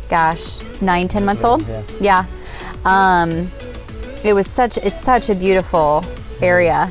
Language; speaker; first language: English; native; English